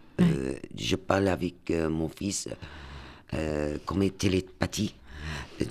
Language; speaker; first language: French; non-native, learner; Arabic